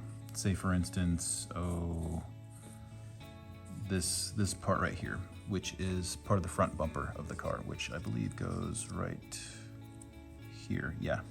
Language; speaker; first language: English; native; English